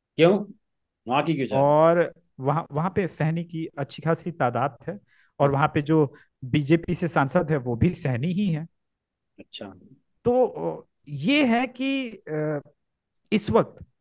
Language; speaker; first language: Hindi; native; Hindi